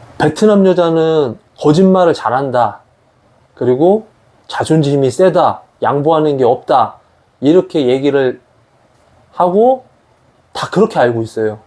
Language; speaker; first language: Korean; native; Korean